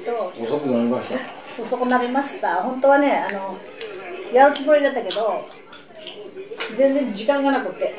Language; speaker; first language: Japanese; non-native, learner; Filipino